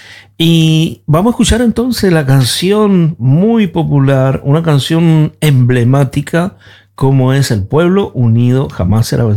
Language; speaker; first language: Spanish; native; Spanish